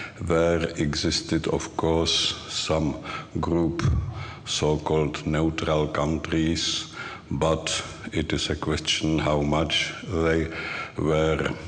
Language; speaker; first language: English; non-native, learner; Czech